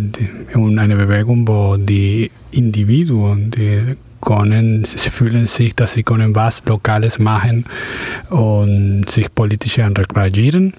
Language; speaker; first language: German; non-native, fluent; Spanish